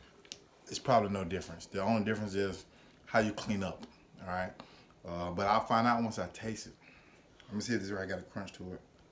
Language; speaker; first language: English; native; English